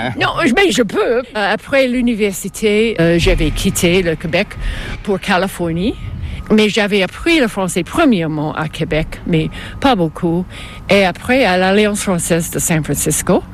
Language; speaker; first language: French; non-native, local second language; English